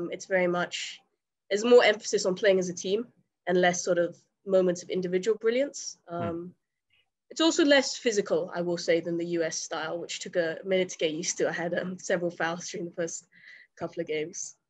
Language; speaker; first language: English; native; English